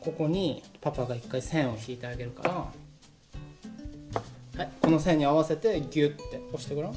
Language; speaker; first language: Japanese; native; Japanese